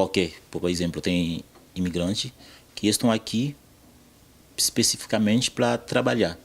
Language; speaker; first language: Portuguese; non-native, fluent; Haitian Creole